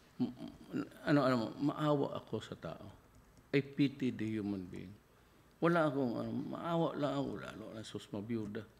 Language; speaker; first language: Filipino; non-native, local second language; Cebuano